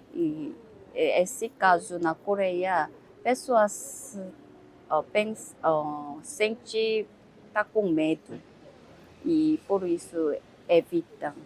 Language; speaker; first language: Portuguese; non-native, learner; Korean